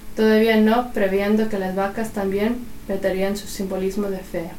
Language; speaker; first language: Spanish; early bilingual, other home language; English